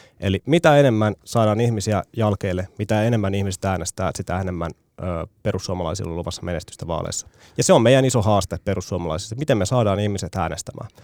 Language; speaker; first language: Finnish; native; Finnish